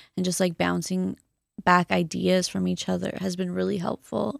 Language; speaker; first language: English; native; English